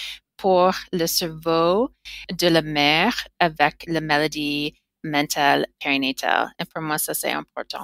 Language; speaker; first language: French; non-native, learner; English